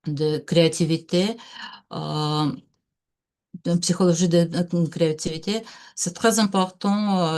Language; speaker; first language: French; non-native, learner; Russian